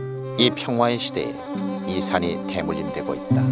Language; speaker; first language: Korean; native; Korean